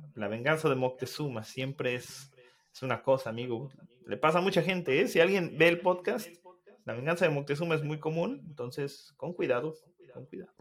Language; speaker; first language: Spanish; native; Spanish